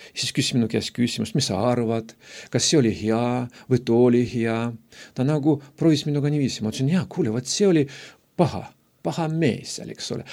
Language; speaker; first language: Estonian; non-native, local second language; Russian